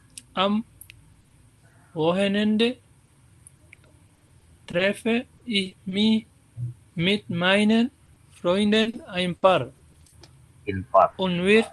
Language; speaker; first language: German; non-native, learner; Indonesian